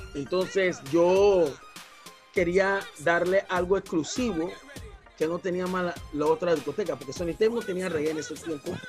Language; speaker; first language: Spanish; non-native, local second language; English